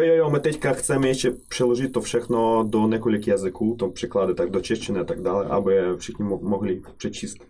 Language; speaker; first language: Czech; non-native, learner; Russian